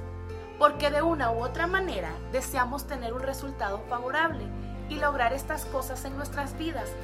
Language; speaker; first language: Spanish; native; Spanish